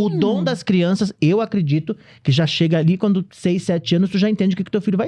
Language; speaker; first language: Portuguese; native; Portuguese